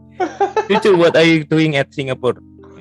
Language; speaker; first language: English; non-native, learner; Indonesian